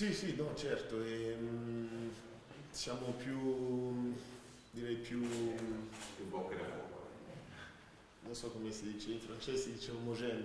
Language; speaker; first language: Italian; non-native, fluent; French